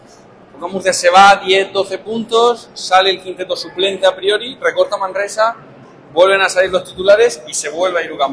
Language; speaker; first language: Spanish; native; Spanish